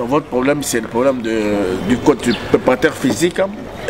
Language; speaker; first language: French; native; French